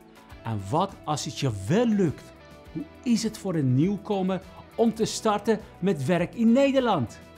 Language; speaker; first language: Dutch; non-native, fluent; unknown